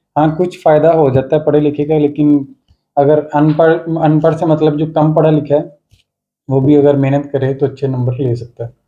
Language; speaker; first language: Urdu; non-native, local second language; Punjabi